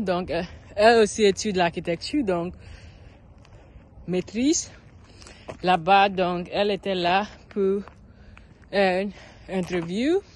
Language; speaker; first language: French; non-native, learner; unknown